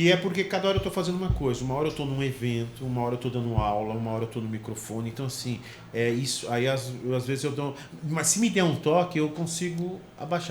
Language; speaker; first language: Portuguese; native; Portuguese